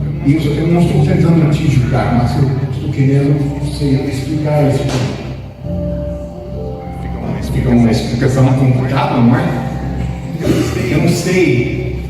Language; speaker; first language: Portuguese; non-native, fluent; English